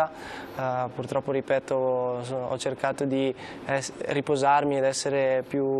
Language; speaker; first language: Italian; native; Italian